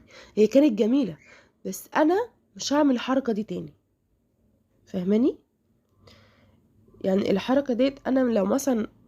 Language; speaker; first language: Arabic; native; Arabic